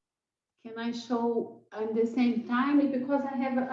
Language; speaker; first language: English; non-native, learner; Portuguese